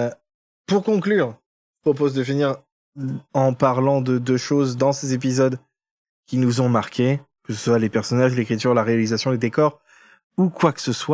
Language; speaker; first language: French; native; French